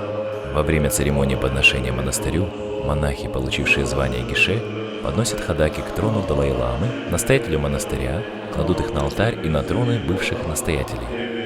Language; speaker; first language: Russian; native; Russian